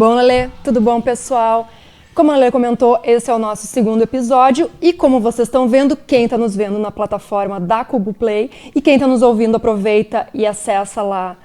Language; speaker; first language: Portuguese; native; Portuguese